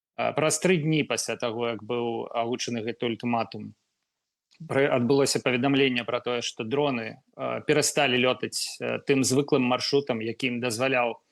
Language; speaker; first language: Belarusian; non-native, local second language; Russian